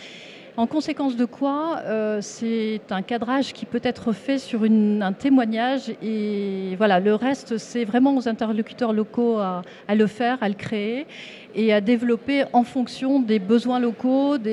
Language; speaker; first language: French; native; French